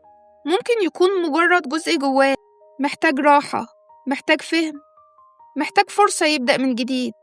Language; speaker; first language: Arabic; native; Arabic